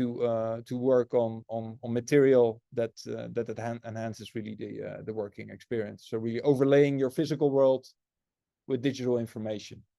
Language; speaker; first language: English; non-native, fluent; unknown